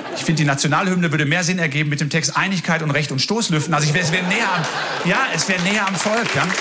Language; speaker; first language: German; native; German